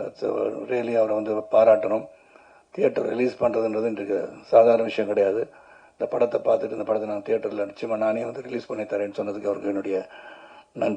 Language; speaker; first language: Tamil; native; Tamil